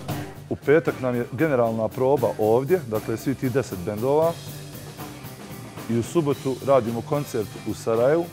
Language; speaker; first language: Bosnian; native; Bosnian